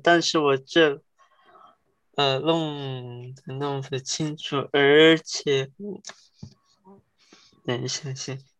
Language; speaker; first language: Chinese; early bilingual, heritage; Chinese